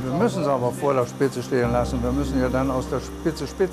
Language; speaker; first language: German; native; German